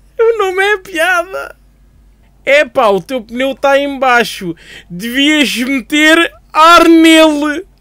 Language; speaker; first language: Portuguese; native; Portuguese